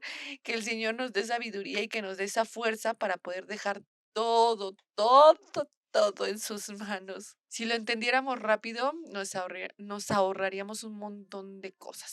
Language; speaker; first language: Spanish; native; Spanish